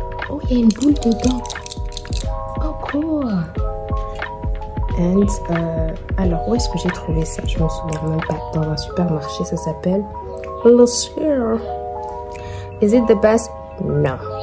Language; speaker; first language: French; non-native, local second language; Rundi